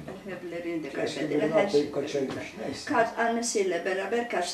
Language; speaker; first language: Turkish; non-native, local second language; Greek